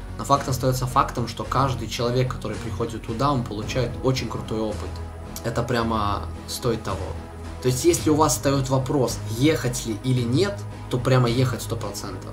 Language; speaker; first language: Russian; native; Russian